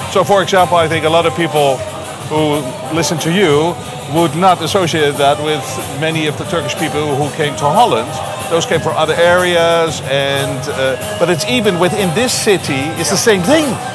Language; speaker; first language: English; non-native, fluent; Dutch